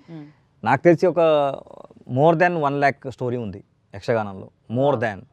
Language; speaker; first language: Telugu; non-native, learner; Kannada